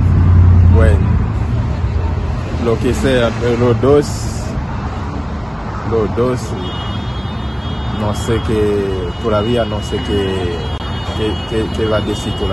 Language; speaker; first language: Spanish; non-native, learner; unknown